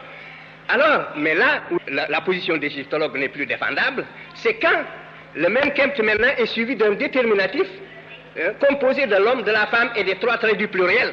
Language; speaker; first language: French; non-native, local second language; Wolof